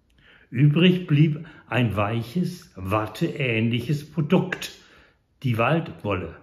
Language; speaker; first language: German; native; German